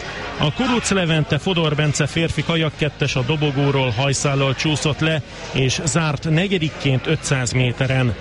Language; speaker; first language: Hungarian; native; Hungarian